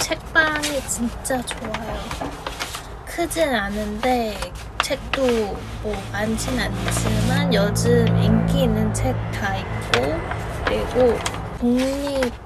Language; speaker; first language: Korean; non-native, fluent; Chinese